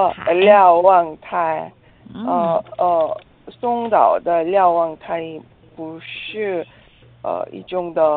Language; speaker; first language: Chinese; non-native, learner; Korean